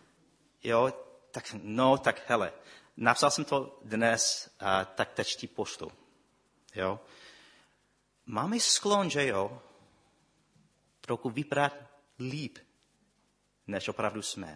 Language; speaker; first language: Czech; non-native, fluent; English